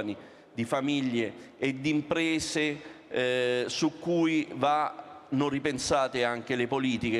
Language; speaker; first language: Italian; native; Italian